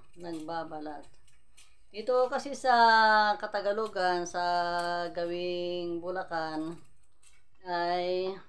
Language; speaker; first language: Filipino; non-native, local second language; Iloko